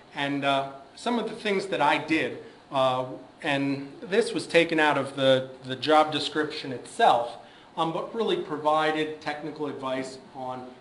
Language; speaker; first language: English; native; English